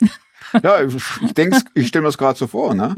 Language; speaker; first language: German; native; German